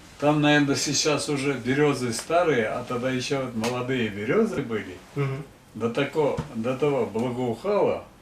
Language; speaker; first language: Russian; non-native, local second language; Tatar